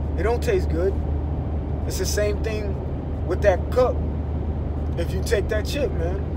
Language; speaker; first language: English; native; English